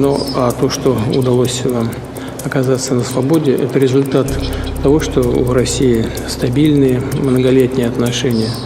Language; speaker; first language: Russian; native; Russian